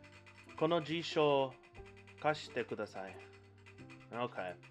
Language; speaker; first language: Japanese; non-native, learner; English